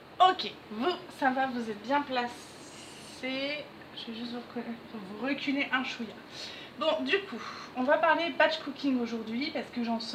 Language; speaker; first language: French; native; French